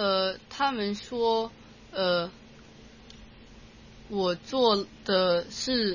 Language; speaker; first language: Chinese; non-native, local second language; Cantonese